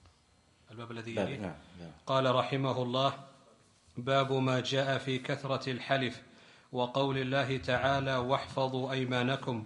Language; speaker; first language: Arabic; native; Arabic